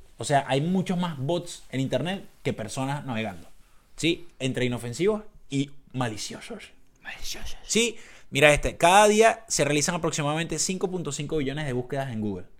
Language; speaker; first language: Spanish; native; Spanish